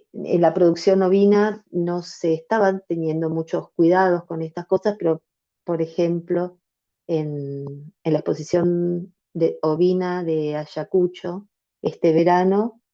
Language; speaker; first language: Spanish; native; Spanish